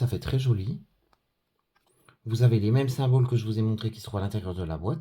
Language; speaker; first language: French; native; French